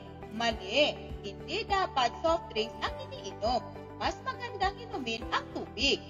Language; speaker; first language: Filipino; native; Filipino